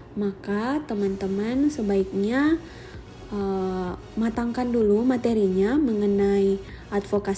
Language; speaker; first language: Indonesian; native; Indonesian